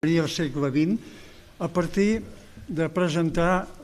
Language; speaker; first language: Catalan; native; Catalan